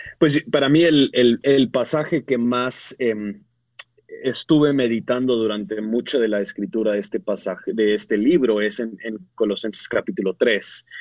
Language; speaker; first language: Spanish; early bilingual, other home language; English